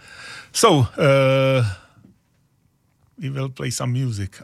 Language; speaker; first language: English; non-native, learner; Czech